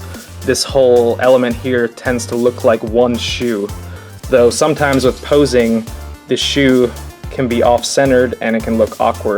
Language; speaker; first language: English; native; English